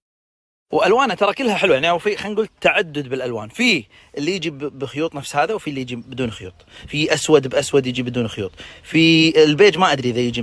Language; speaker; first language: Arabic; native; Arabic